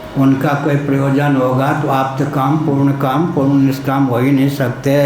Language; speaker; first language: Hindi; non-native, local second language; Maithili